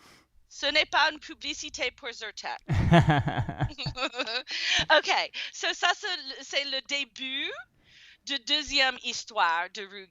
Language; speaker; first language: French; non-native, fluent; English